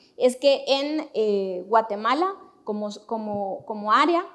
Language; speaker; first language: Spanish; native; Spanish